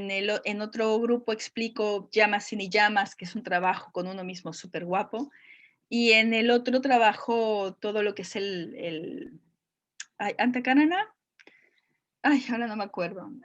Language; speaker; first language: Spanish; native; Spanish